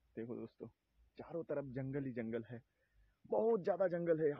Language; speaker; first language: Hindi; non-native, local second language; Bangla